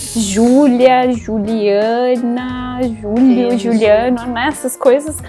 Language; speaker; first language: Portuguese; native; Portuguese